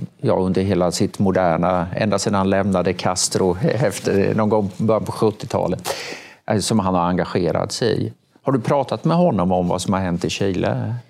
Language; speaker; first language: Swedish; native; Swedish